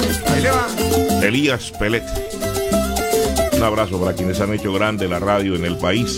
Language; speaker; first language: Spanish; native; Spanish